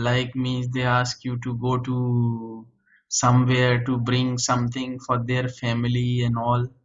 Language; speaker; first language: English; native; English